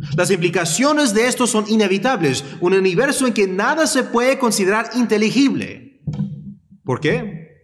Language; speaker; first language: Spanish; early bilingual, heritage; Spanish